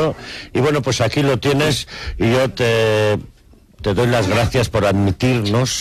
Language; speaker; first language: Spanish; native; Spanish